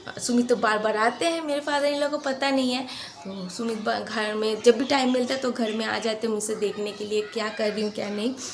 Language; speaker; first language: Hindi; non-native, local second language; Bangla